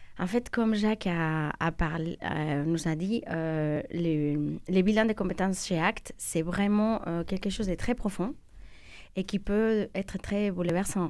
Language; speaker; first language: French; non-native, fluent; Spanish